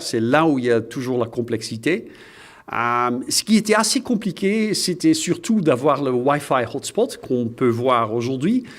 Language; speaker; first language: French; non-native, fluent; Dutch